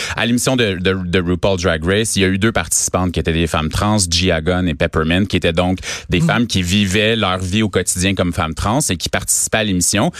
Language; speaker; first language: French; native; French